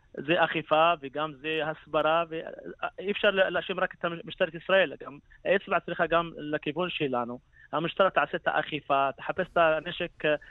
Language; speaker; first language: Hebrew; non-native, local second language; Arabic